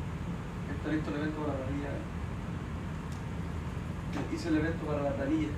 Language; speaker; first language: Spanish; native; Spanish